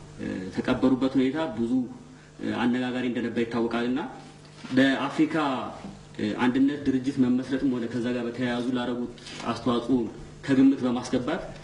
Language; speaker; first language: Amharic; native; Amharic